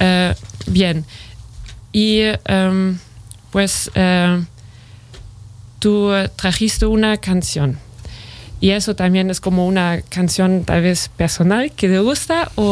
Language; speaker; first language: Spanish; non-native, fluent; German